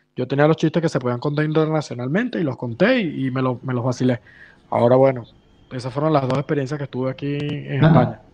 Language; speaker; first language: Spanish; native; Spanish